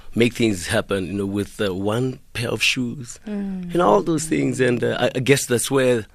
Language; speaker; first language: English; non-native, local second language; Xhosa